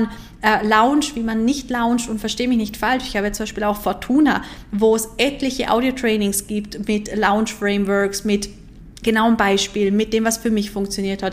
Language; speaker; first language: German; native; German